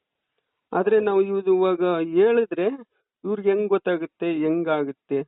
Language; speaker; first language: Kannada; native; Kannada